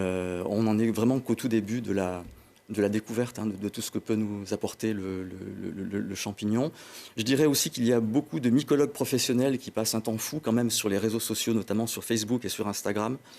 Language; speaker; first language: French; native; French